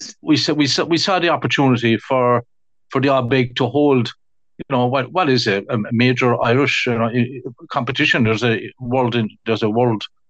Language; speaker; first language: English; native; English